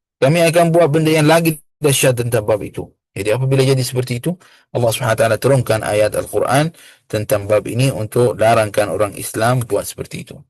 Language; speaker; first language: Malay; non-native, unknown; Arabic